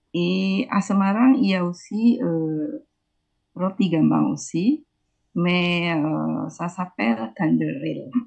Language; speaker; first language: French; non-native, fluent; Indonesian